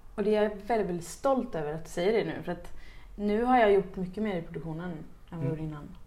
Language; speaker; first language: Swedish; native; Swedish